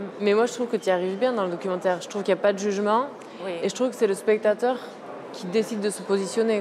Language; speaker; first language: French; native; French